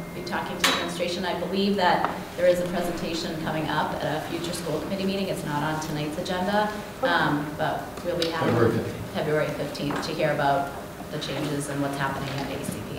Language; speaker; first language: English; native; English